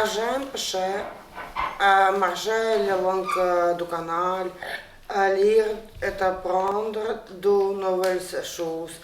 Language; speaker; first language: French; non-native, learner; Ukrainian